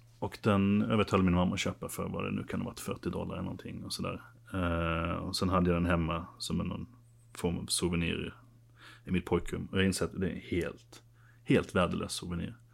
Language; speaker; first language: Swedish; native; Swedish